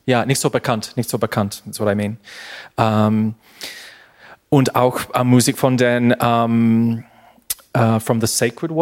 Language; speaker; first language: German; non-native, learner; English